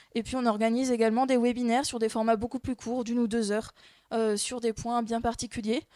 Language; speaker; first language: French; native; French